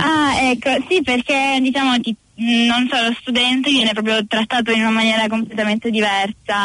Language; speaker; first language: Italian; native; Italian